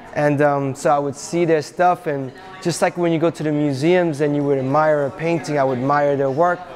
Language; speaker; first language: English; native; English